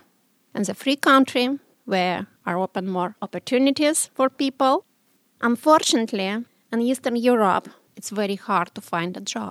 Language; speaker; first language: English; non-native, learner; Romanian